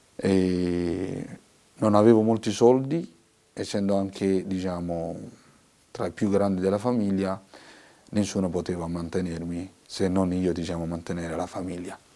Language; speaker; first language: Italian; non-native, fluent; Somali